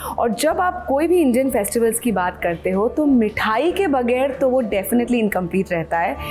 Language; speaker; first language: Hindi; non-native, local second language; Bangla